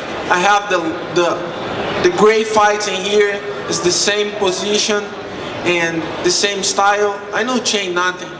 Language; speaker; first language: English; non-native, learner; Portuguese